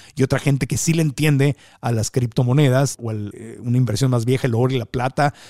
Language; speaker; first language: Spanish; native; Spanish